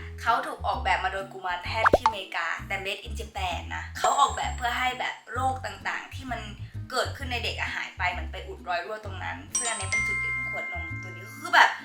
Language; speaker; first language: Thai; native; Thai